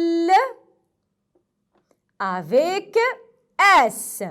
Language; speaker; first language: French; non-native, local second language; Arabic